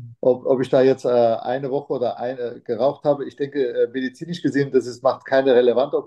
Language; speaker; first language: German; non-native, fluent; Turkish